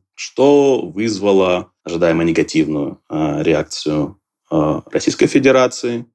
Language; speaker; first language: Russian; non-native, local second language; Georgian